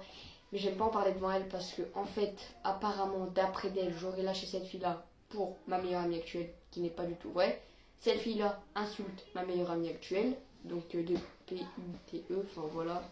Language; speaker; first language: French; native; French